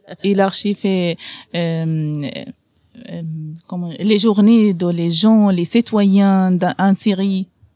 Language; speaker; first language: French; non-native, learner; Arabic